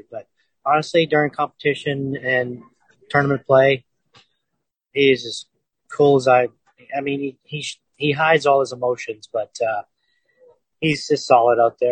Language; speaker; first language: English; native; English